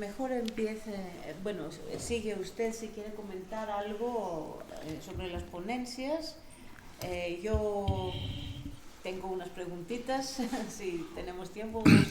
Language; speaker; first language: Spanish; non-native, fluent; Greek